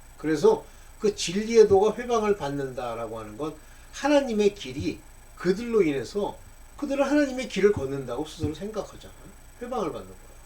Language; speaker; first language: Korean; native; Korean